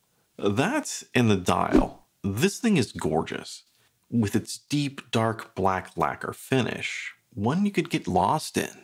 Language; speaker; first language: English; native; English